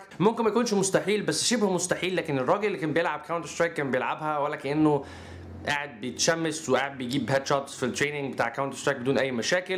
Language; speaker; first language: Arabic; native; Arabic